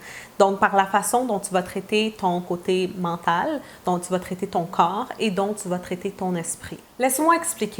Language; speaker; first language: French; native; French